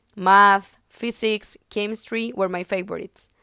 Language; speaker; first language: English; non-native, fluent; Spanish